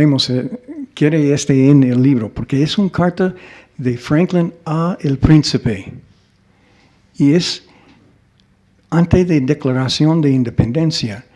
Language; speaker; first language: Spanish; non-native, fluent; English